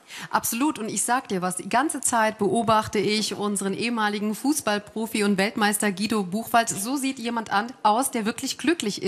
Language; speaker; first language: German; native; German